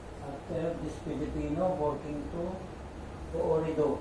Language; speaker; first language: English; non-native, learner; Filipino